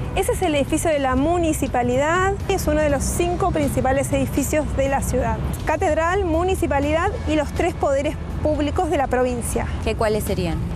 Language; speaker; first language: Spanish; native; Spanish